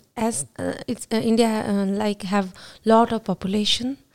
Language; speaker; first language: English; non-native, local second language; Bangla